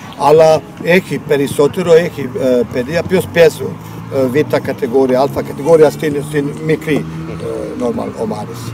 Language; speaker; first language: Greek; non-native, learner; Bosnian